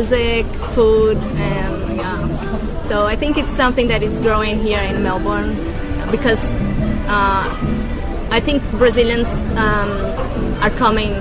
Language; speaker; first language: English; non-native, fluent; Portuguese